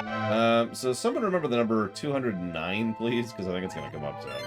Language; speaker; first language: English; native; English